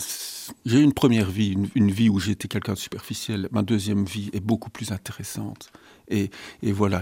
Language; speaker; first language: French; native; French